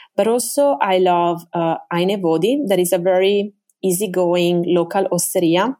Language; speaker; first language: English; non-native, fluent; Italian